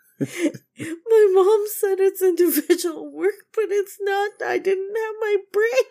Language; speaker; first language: English; native; English